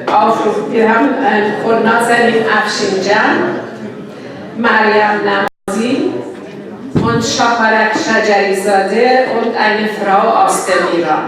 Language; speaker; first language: German; non-native, local second language; Persian